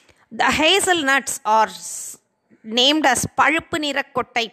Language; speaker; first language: English; non-native, local second language; Tamil